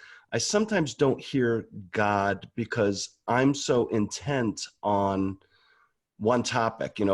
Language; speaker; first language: English; native; English